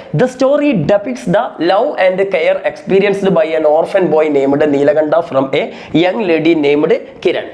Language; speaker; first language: English; non-native, local second language; Malayalam